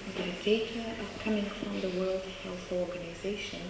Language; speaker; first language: English; non-native, fluent; Bulgarian